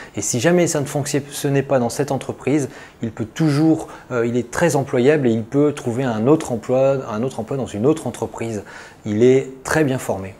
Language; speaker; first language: French; native; French